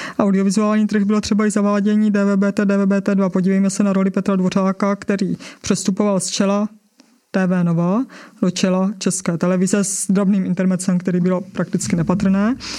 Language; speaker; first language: Czech; native; Czech